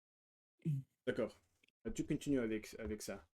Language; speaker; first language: French; non-native, learner; Russian